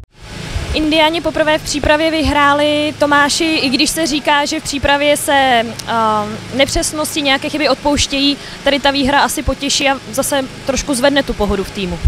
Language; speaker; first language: Czech; native; Czech